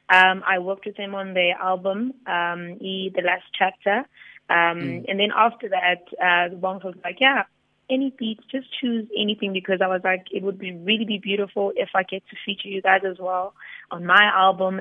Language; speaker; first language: English; non-native, local second language; Zulu